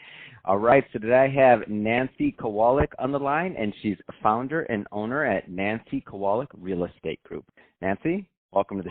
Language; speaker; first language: English; native; English